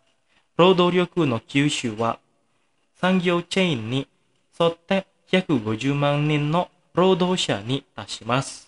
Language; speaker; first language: Japanese; non-native, fluent; Indonesian